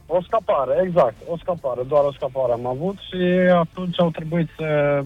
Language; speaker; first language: Romanian; non-native, fluent; Albanian